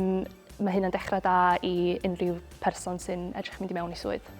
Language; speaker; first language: Welsh; native; Welsh